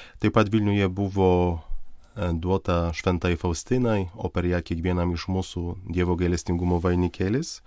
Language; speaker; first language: Lithuanian; non-native, local second language; Polish